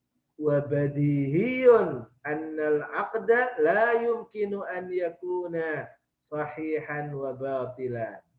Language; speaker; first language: Arabic; non-native, fluent; Indonesian